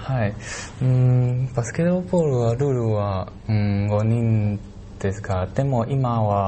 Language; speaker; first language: Japanese; non-native, learner; Chinese